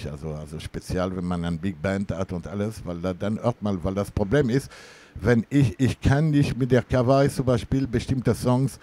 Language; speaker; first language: German; non-native, fluent; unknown